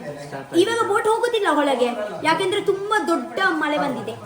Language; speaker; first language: Kannada; non-native, local second language; Tulu